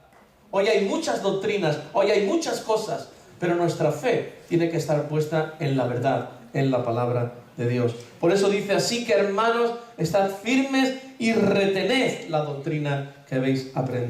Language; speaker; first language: Spanish; native; Spanish